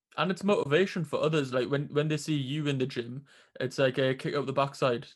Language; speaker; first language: English; native; English